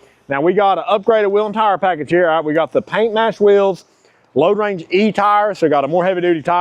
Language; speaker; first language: English; native; English